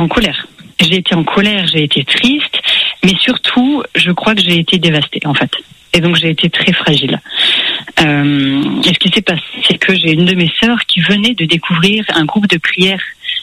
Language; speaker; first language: French; native; French